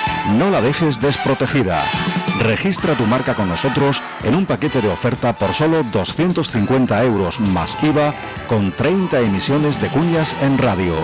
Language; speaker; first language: Spanish; native; Spanish